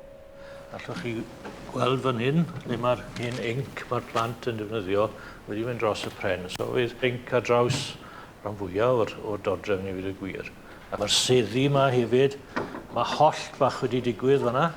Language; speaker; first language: Welsh; native; Welsh